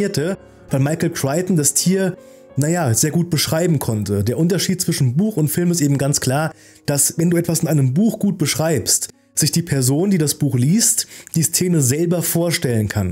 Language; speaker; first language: German; native; German